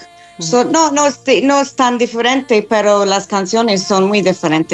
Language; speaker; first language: Spanish; non-native, learner; English